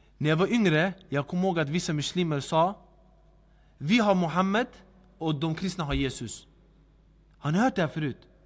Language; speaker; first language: Swedish; early bilingual, other home language; Arabic